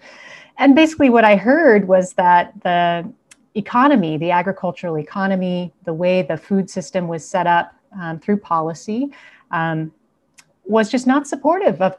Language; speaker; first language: English; native; English